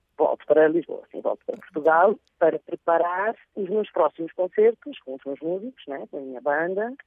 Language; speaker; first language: Portuguese; non-native, local second language; Kabuverdianu